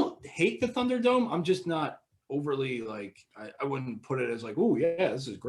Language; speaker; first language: English; native; English